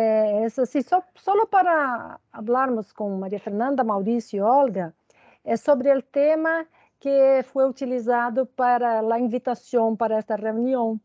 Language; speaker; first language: Spanish; non-native, fluent; Portuguese